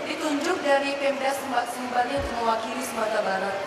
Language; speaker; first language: Indonesian; non-native, local second language; Minangkabau